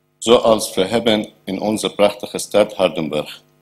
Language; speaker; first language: Dutch; non-native, learner; Arabic